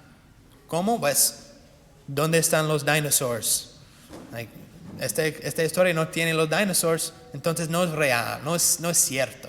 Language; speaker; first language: Spanish; non-native, fluent; English